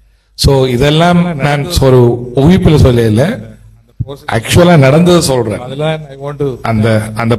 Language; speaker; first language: Tamil; native; Tamil